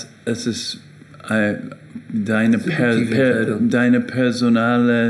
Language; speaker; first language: German; non-native, learner; English